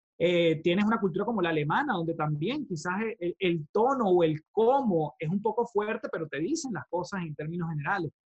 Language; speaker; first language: Spanish; native; Spanish